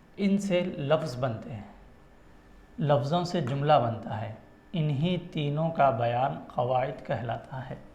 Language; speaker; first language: Urdu; native; Urdu